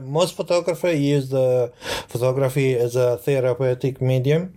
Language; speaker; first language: English; non-native, learner; Italian